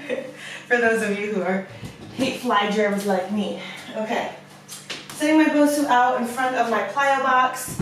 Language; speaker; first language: English; native; English